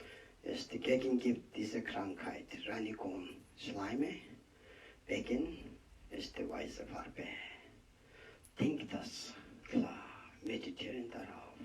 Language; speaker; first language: German; non-native, learner; Tibetan